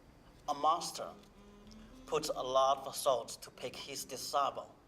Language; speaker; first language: English; non-native, learner; Chinese